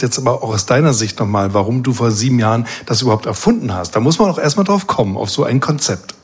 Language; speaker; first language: German; native; German